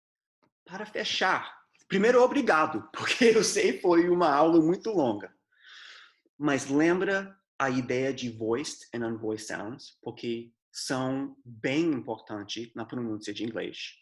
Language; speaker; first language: Portuguese; non-native, fluent; English